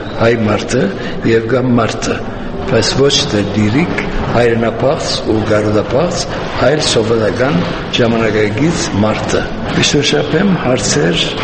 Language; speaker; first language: Armenian; early bilingual, heritage; Armenian